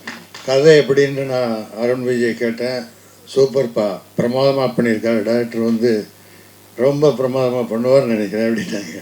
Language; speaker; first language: Tamil; native; Tamil